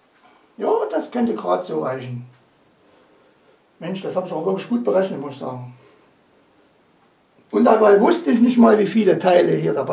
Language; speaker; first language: German; native; German